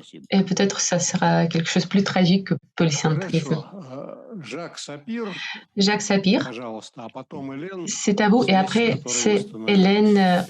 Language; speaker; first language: French; non-native, fluent; Russian